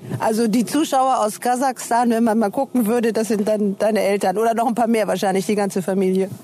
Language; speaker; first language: German; native; German